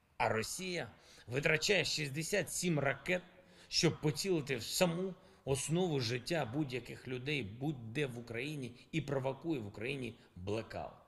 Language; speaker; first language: Ukrainian; non-native, local second language; Russian